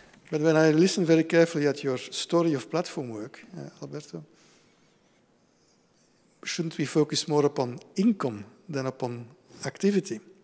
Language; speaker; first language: English; non-native, fluent; Dutch